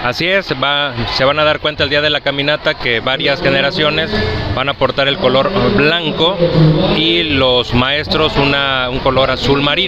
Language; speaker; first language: Spanish; native; Spanish